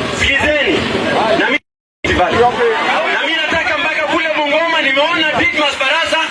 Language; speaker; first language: Swahili; non-native, local second language; Kalenjin